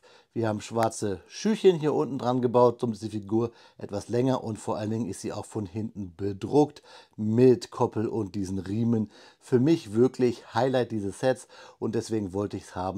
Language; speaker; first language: German; native; German